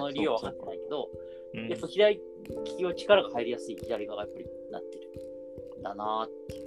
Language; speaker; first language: Japanese; native; Japanese